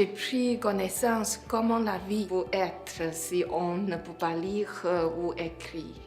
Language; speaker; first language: French; non-native, learner; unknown